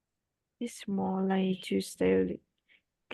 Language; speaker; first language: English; non-native, learner; Vietnamese